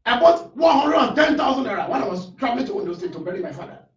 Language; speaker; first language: English; non-native, local second language; Yoruba